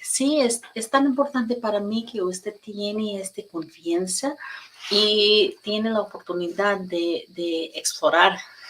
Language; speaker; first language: Spanish; non-native, learner; English